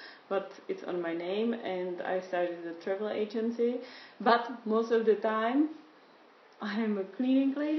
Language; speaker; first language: English; non-native, fluent; Czech